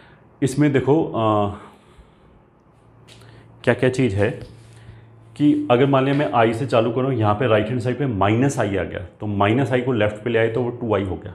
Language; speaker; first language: Hindi; native; Hindi